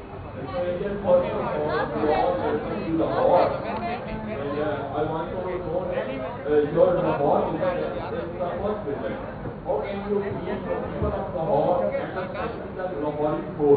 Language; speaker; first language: English; non-native, local second language; Urdu